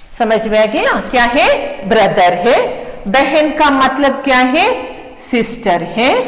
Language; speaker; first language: Hindi; non-native, local second language; Kannada